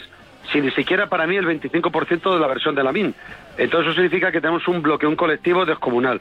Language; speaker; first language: Spanish; native; Spanish